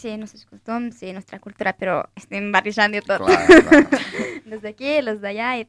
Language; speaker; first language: Catalan; early bilingual, other home language; Arabic